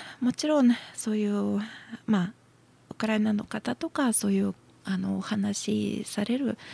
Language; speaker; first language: Japanese; non-native, fluent; Russian